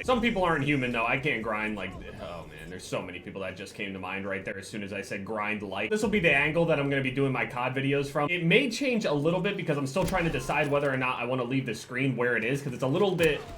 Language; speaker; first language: English; native; English